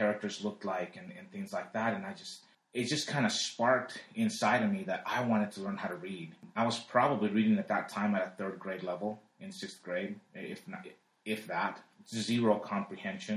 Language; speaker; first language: English; early bilingual, other home language; Spanish